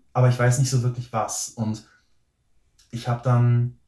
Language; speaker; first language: German; native; German